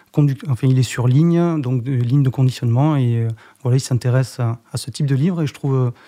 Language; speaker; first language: French; native; French